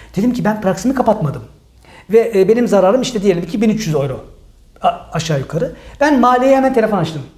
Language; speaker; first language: Turkish; early bilingual, heritage; Turkish